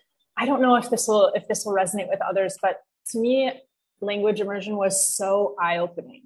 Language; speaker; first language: English; native; English